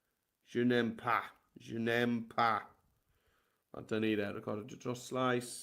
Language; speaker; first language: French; non-native, learner; Welsh